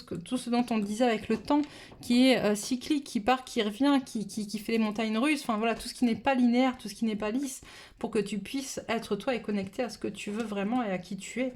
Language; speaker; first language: French; native; French